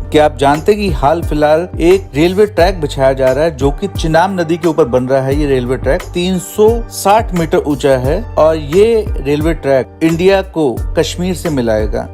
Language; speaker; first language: Hindi; native; Hindi